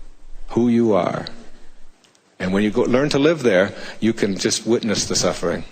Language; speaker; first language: English; native; English